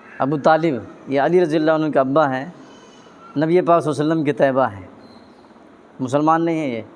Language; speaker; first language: Urdu; native; Urdu